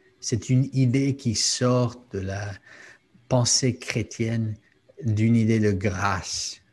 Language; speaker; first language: French; non-native, fluent; English